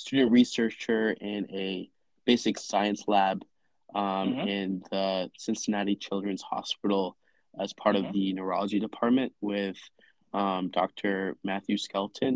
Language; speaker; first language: English; native; English